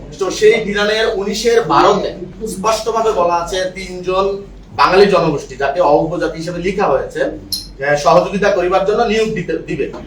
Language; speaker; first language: Bangla; native; Bangla